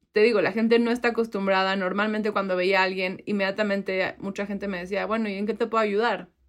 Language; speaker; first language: Spanish; native; Spanish